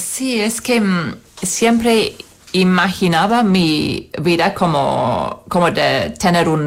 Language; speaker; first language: Spanish; non-native, fluent; English